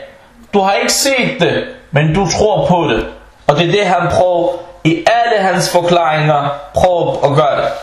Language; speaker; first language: Danish; early bilingual, other home language; Arabic